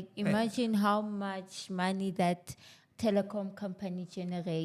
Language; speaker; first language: English; non-native, local second language; Zulu